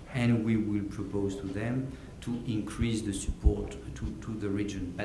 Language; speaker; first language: English; non-native, fluent; French